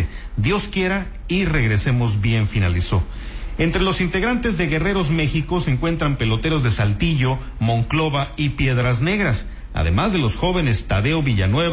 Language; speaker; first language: Spanish; native; Spanish